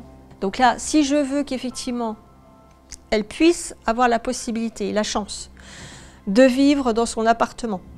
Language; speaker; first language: French; native; French